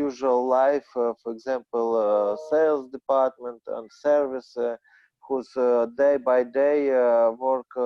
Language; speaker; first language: English; non-native, learner; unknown